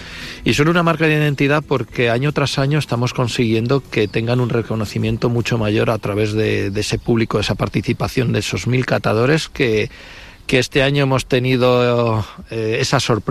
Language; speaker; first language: Spanish; native; Spanish